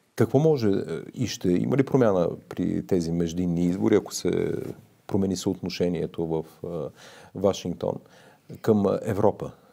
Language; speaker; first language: Bulgarian; native; Bulgarian